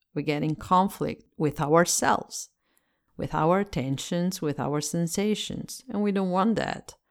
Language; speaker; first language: English; non-native, fluent; Italian